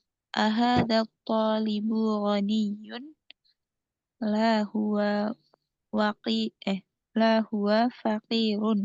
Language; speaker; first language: Arabic; non-native, learner; Indonesian